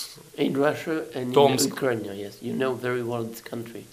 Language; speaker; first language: English; non-native, learner; French